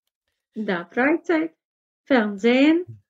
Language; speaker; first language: German; non-native, fluent; Russian